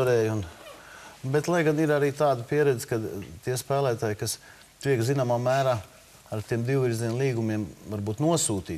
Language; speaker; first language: Latvian; native; Latvian